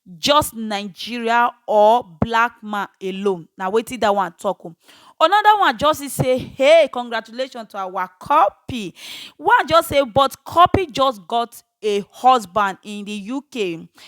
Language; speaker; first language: Nigerian Pidgin; native; Nigerian Pidgin